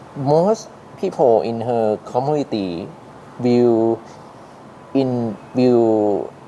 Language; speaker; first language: English; non-native, learner; Thai